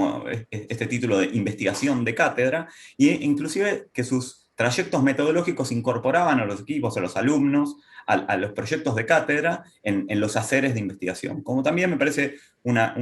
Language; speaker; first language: Spanish; native; Spanish